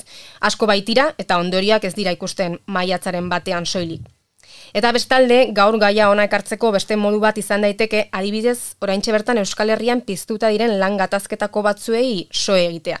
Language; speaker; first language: Basque; native; Basque